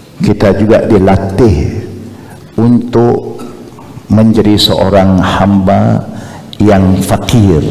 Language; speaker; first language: Malay; non-native, local second language; Chinese